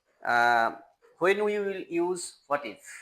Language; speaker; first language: English; non-native, learner; Bangla